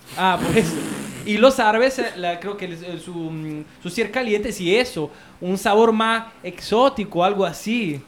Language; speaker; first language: Spanish; non-native, fluent; Italian